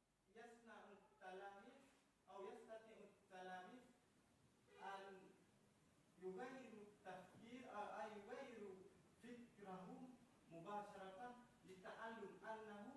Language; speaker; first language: Arabic; non-native, learner; Achinese